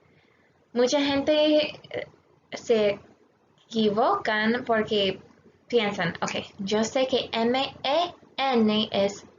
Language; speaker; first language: Spanish; non-native, fluent; English